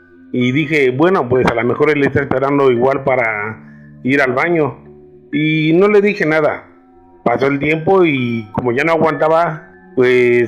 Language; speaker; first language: Spanish; native; Spanish